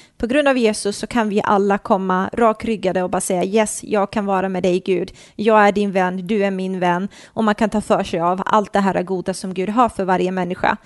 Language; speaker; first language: Swedish; early bilingual, other home language; Croatian